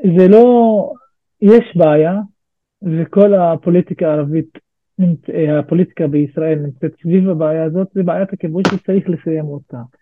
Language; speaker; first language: Hebrew; non-native, local second language; Arabic